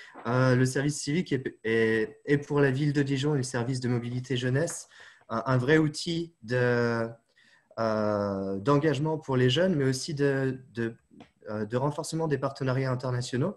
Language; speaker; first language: French; native; French